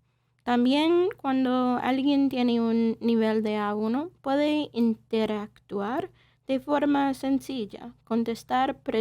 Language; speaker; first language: Spanish; non-native, learner; English